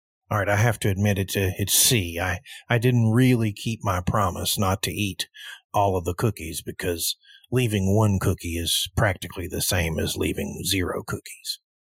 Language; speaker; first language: English; early bilingual, other home language; Spanish